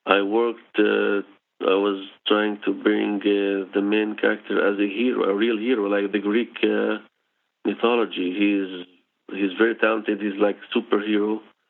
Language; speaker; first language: English; non-native, fluent; Hebrew